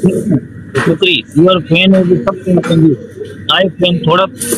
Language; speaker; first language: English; non-native, learner; Sindhi